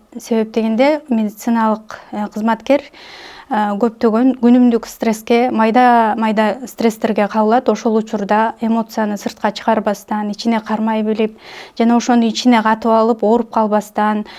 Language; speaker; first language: Kyrgyz; native; Kyrgyz